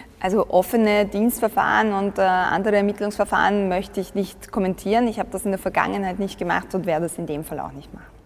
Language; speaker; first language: German; early bilingual, other home language; Bosnian